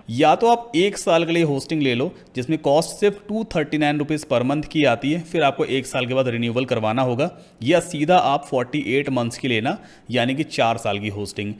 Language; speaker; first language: Hindi; native; Hindi